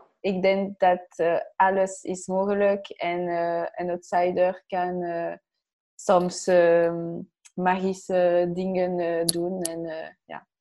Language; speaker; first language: Dutch; non-native, learner; French